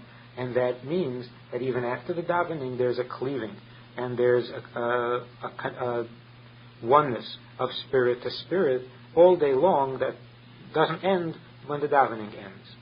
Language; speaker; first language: English; native; English